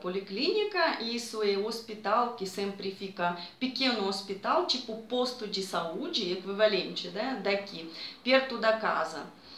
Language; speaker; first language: Portuguese; non-native, fluent; Russian